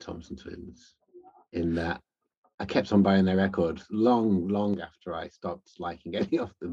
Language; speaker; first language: English; native; English